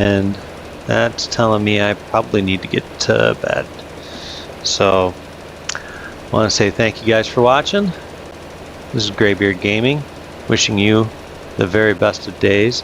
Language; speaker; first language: English; native; English